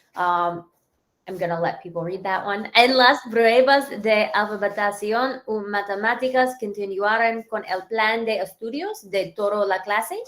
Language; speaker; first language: Spanish; early bilingual, heritage; English